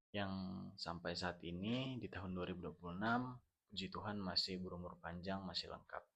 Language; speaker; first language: Indonesian; non-native, local second language; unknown